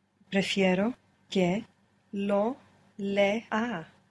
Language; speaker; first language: Spanish; non-native, learner; English